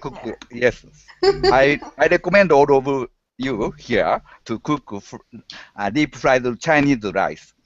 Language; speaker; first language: English; non-native, learner; Japanese